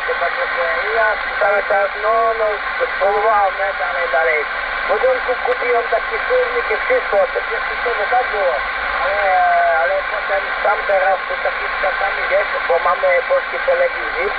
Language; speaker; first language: Polish; non-native, learner; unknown